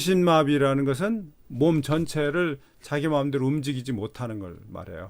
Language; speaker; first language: Korean; native; Korean